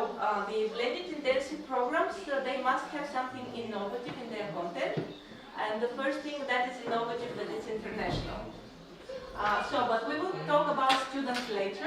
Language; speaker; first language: English; non-native, fluent; Bulgarian